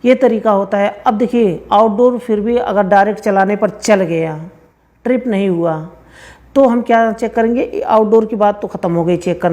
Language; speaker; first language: Hindi; native; Hindi